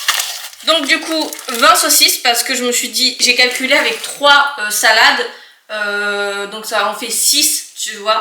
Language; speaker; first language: French; native; French